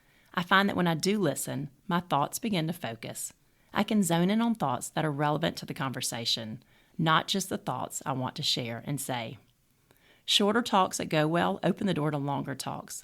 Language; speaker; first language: English; native; English